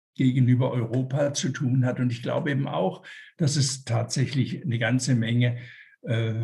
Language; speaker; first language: German; native; German